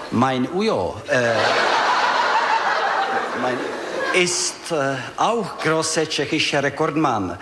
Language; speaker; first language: German; non-native, learner; Czech